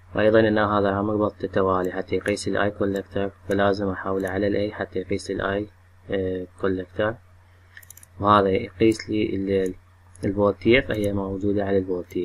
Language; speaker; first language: Arabic; native; Arabic